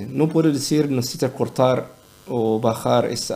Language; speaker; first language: Spanish; non-native, learner; Arabic